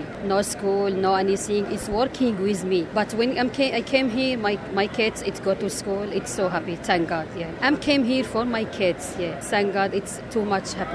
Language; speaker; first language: English; non-native, learner; Arabic